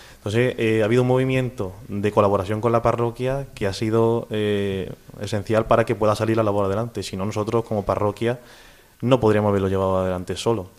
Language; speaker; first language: Spanish; native; Spanish